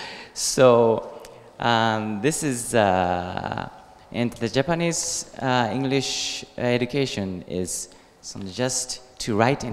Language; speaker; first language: English; non-native, learner; Japanese